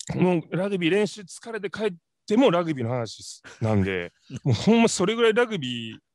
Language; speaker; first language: Japanese; native; Japanese